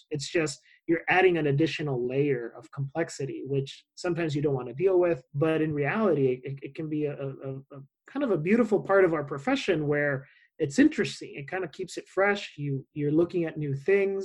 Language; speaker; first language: English; non-native, fluent; Spanish